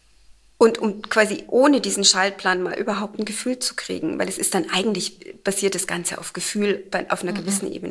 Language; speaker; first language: German; native; German